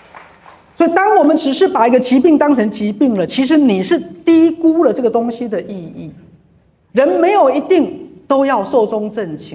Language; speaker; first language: Chinese; native; Chinese